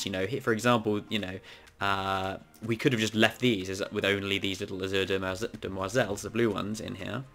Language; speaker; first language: English; native; English